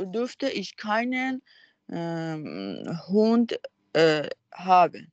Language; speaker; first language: German; non-native, learner; Persian